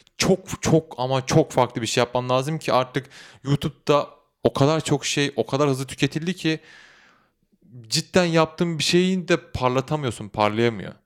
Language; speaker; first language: Turkish; native; Turkish